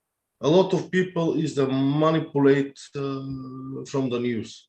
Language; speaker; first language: English; non-native, learner; Bulgarian